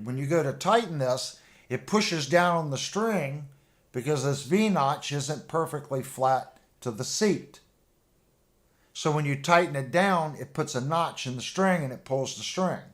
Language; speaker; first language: English; native; English